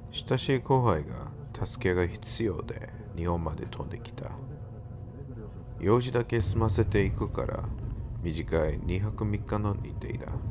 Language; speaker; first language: Japanese; non-native, fluent; Korean